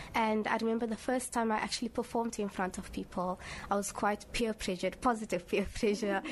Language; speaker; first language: English; early bilingual, other home language; Somali